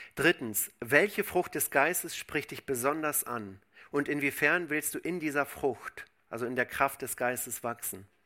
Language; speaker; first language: German; native; German